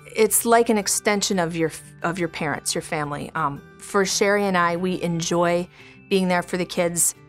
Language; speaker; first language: English; native; English